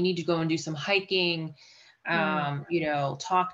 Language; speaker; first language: English; native; English